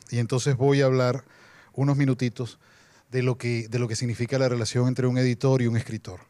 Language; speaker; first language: Spanish; native; Spanish